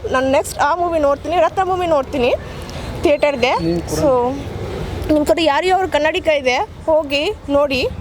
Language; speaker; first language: Kannada; non-native, local second language; Bangla